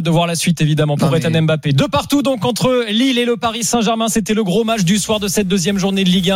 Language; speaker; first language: French; native; French